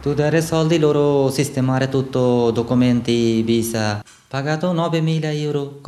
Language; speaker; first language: Italian; non-native, learner; Bangla